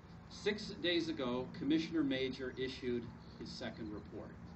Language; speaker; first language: English; native; English